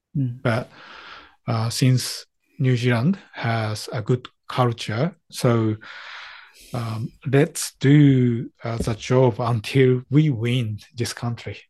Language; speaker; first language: English; non-native, fluent; Japanese